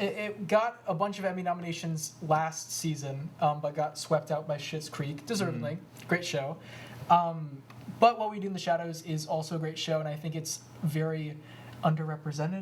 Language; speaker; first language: English; native; English